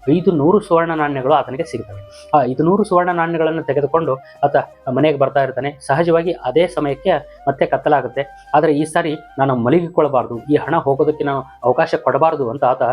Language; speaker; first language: Kannada; native; Kannada